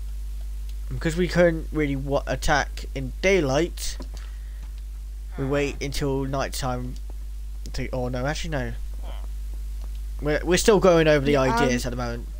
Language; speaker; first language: English; native; English